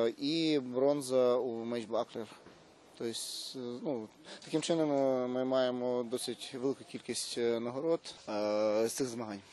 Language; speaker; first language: Ukrainian; native; Ukrainian